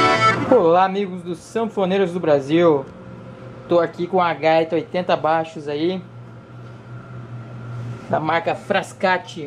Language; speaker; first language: Portuguese; native; Portuguese